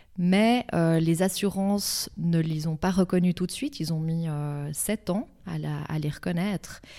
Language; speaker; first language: French; native; French